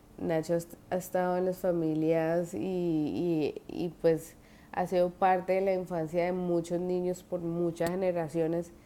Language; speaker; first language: Spanish; native; Spanish